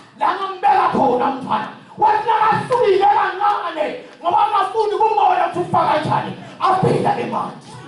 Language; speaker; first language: Zulu; non-native, local second language; Swati